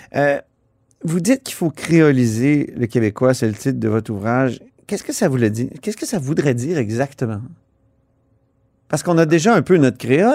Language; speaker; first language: French; native; French